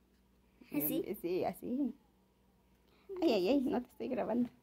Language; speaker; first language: Spanish; native; Spanish